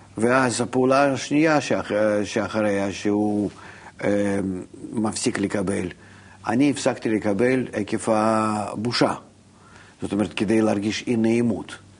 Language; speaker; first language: Hebrew; non-native, fluent; Russian